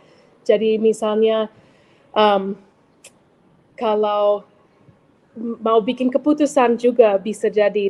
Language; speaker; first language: Indonesian; non-native, fluent; English